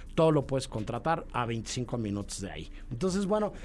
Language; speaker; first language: Spanish; native; Spanish